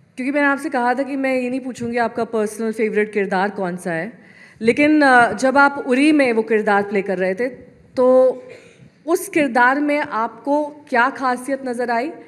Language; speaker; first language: Hindi; native; Hindi